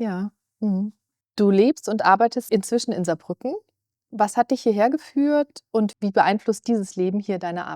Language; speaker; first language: German; native; German